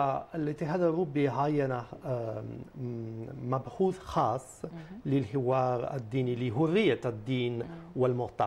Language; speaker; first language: Arabic; non-native, fluent; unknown